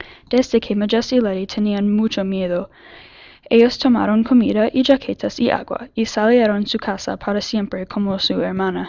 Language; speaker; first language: Spanish; non-native, learner; English